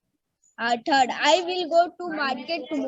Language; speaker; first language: English; non-native, learner; Hindi